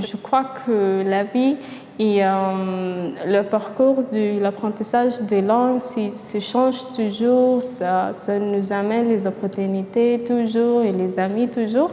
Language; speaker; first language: French; non-native, fluent; Arabic